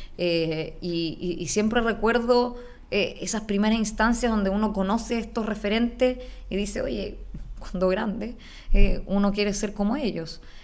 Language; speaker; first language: Spanish; native; Spanish